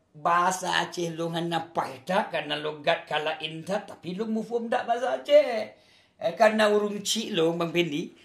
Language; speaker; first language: Indonesian; non-native, local second language; Achinese